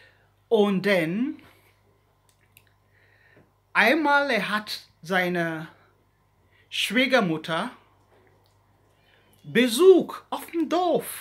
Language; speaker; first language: German; non-native, learner; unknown